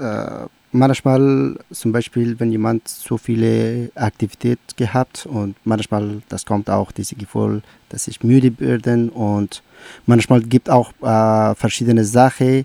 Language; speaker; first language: German; non-native, learner; Persian